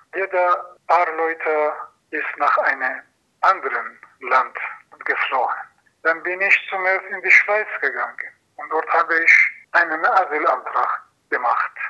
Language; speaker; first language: German; non-native, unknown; Persian